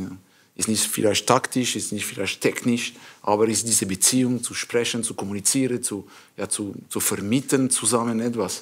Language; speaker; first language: German; non-native, learner; French